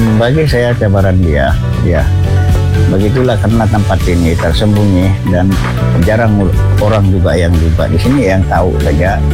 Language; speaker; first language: Malay; non-native, local second language; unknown